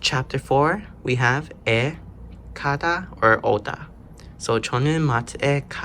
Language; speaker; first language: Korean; non-native, learner; English